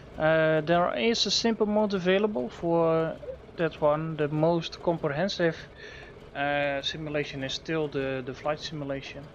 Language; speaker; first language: English; non-native, fluent; Dutch